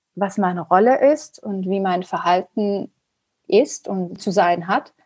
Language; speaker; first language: German; early bilingual, other home language; Persian